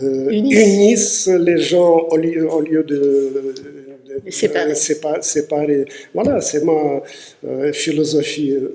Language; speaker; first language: French; non-native, fluent; Russian